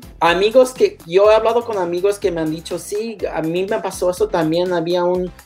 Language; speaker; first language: Spanish; non-native, learner; English